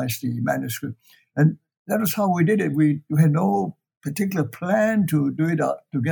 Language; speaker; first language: English; non-native, local second language; Chinese